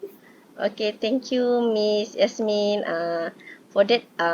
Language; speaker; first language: English; non-native, local second language; Malay